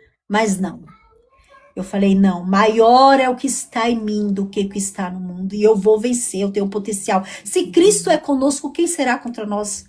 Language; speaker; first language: Portuguese; native; Portuguese